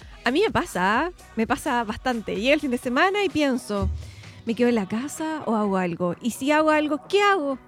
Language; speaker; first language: Spanish; native; Spanish